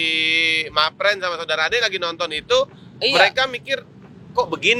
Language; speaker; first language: Indonesian; native; Indonesian